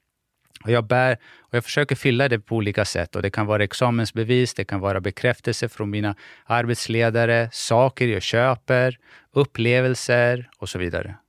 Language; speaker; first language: Swedish; early bilingual, other home language; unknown